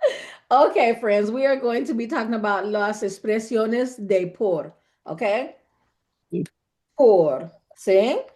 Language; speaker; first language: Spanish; non-native, fluent; English